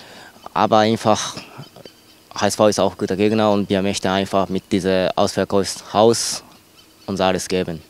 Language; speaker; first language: German; non-native, learner; Japanese